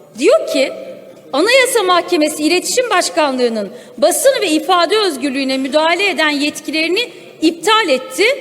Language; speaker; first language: Turkish; non-native, local second language; Kurdish